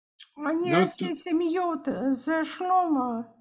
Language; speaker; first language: Hebrew; non-native, fluent; Russian